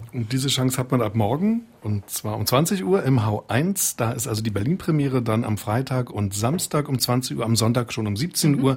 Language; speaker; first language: German; native; German